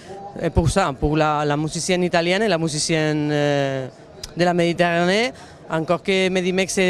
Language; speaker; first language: French; non-native, learner; Catalan